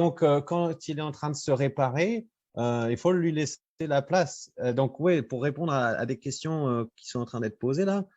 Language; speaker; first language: French; native; French